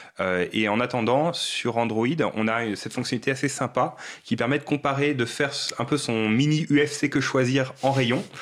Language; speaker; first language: French; native; French